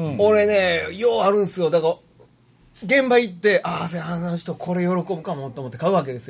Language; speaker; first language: Japanese; native; Japanese